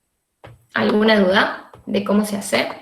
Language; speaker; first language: Spanish; native; Spanish